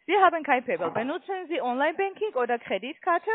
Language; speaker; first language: German; non-native, learner; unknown